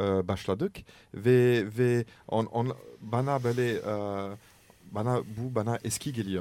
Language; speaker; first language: Turkish; non-native, learner; French